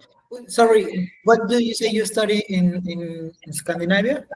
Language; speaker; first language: English; non-native, learner; Spanish